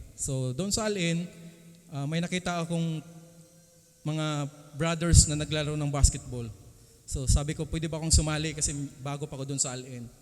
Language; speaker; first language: Filipino; non-native, local second language; Cebuano